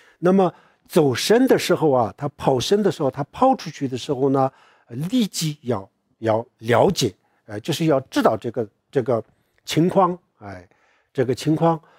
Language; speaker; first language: Chinese; non-native, local second language; Tibetan